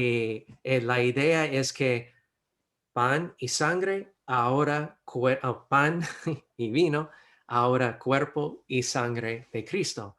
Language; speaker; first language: Spanish; non-native, fluent; English